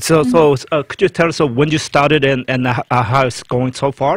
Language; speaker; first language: English; non-native, fluent; Korean